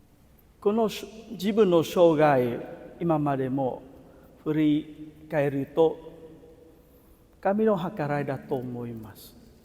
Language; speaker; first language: Japanese; non-native, fluent; Vietnamese